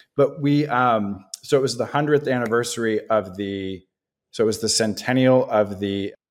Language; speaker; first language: English; native; English